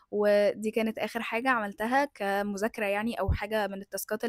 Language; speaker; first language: Arabic; native; Arabic